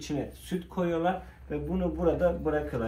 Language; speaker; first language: Turkish; native; Turkish